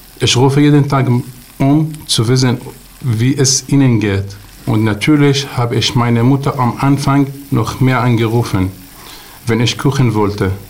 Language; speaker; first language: German; non-native, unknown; Arabic